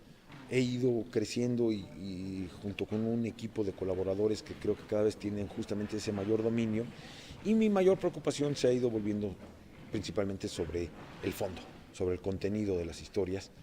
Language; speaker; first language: Spanish; native; Spanish